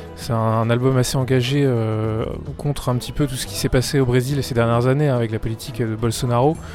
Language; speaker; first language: French; native; French